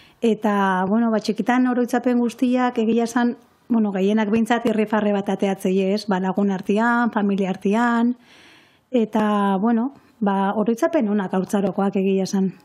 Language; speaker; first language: Basque; native; Basque